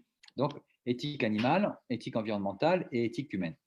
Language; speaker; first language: French; native; French